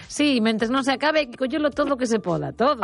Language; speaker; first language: Spanish; native; Spanish